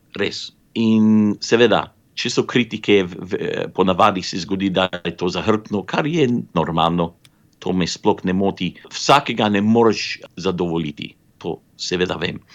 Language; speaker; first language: Slovenian; early bilingual, heritage; Slovenian